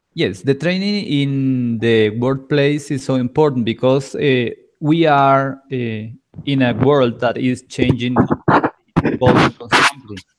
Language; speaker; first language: English; non-native, learner; Spanish